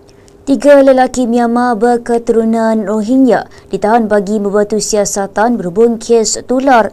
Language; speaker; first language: Malay; native; Malay